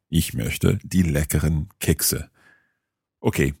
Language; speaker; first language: German; non-native, learner; English